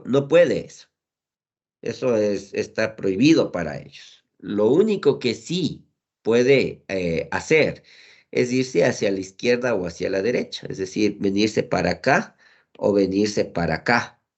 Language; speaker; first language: Spanish; native; Spanish